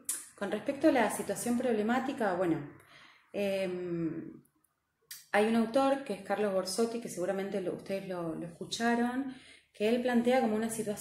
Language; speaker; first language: Spanish; native; Spanish